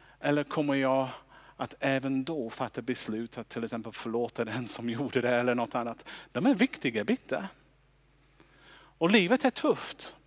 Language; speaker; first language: Swedish; non-native, fluent; English